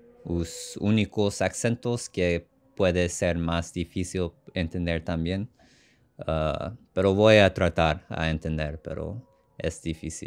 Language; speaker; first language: Spanish; non-native, learner; English